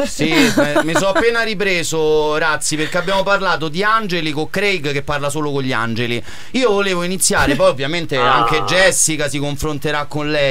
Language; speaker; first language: Italian; native; Italian